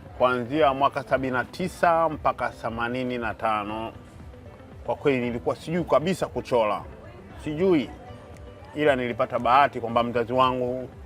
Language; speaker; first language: Swahili; native; Swahili